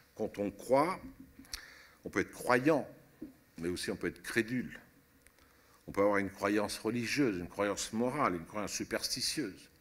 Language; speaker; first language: French; early bilingual, other home language; Italian